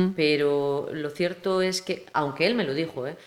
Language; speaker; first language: Spanish; native; Spanish